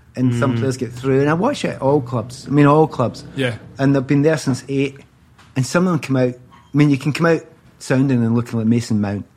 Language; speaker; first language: English; native; English